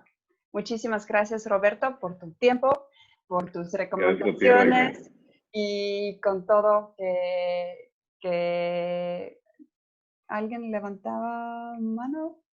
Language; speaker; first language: Spanish; non-native, fluent; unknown